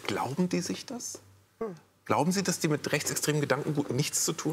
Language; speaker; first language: German; native; German